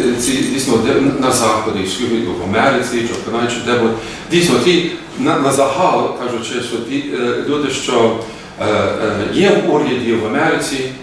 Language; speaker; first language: Ukrainian; early bilingual, heritage; Ukrainian